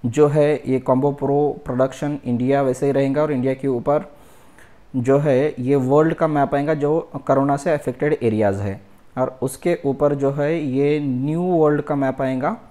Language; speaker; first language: Hindi; non-native, local second language; Marathi